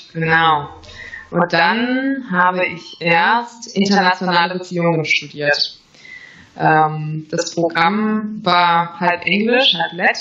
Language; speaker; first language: German; non-native, fluent; Latvian